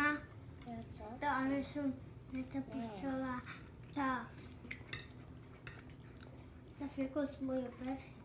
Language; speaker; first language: Slovak; early bilingual, heritage; Slovak